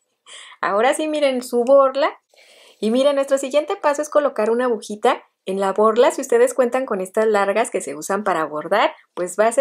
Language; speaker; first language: Spanish; native; Spanish